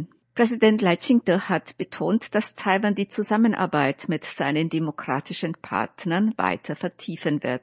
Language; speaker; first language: German; native; German